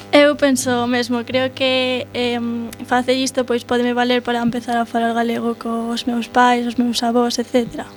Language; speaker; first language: Galician; non-native, local second language; Spanish